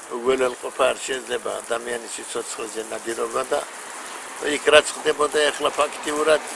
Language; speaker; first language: Georgian; non-native, local second language; Svan